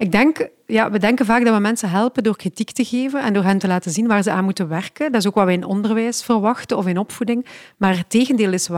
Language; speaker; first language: Dutch; native; Dutch